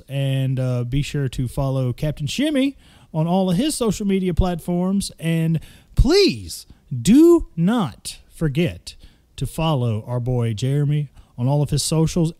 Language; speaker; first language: English; native; English